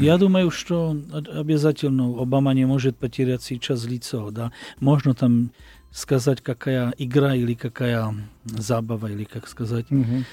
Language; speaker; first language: Russian; non-native, learner; Slovak